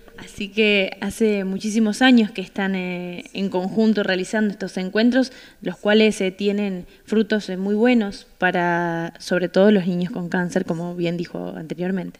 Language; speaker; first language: Spanish; native; Spanish